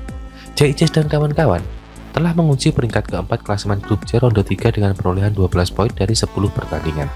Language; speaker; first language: Indonesian; native; Indonesian